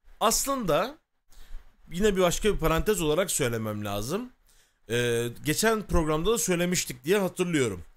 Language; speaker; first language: Turkish; native; Turkish